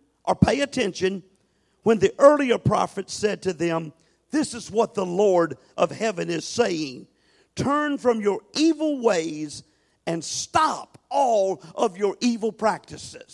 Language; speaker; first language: English; native; English